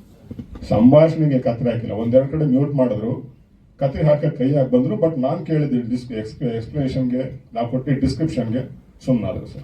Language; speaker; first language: Kannada; native; Kannada